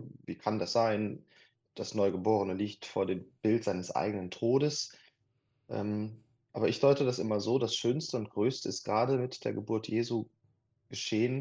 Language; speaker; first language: German; native; German